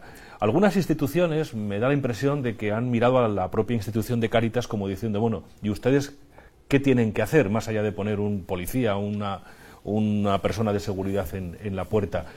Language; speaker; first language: Spanish; native; Spanish